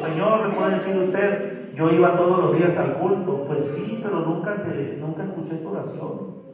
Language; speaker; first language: Spanish; native; Spanish